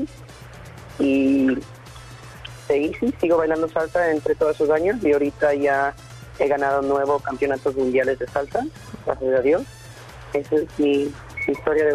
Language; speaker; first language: Spanish; early bilingual, heritage; Spanish